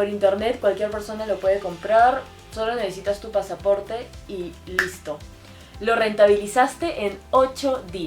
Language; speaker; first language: Spanish; native; Spanish